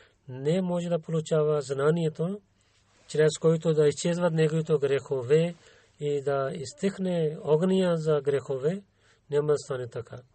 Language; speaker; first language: Bulgarian; non-native, learner; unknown